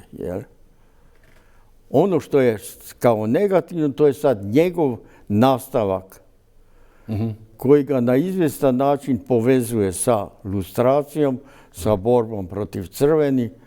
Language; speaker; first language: Croatian; native; Croatian